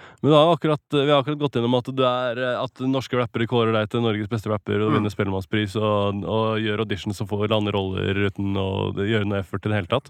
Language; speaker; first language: Norwegian; native; Norwegian